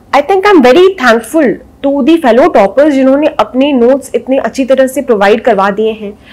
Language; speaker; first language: Hindi; native; Hindi